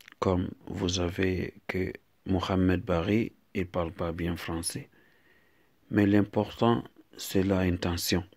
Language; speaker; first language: French; non-native, local second language; Fula